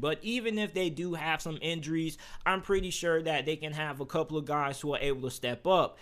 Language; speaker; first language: English; native; English